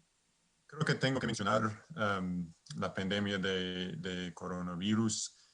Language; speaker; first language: Spanish; non-native, fluent; English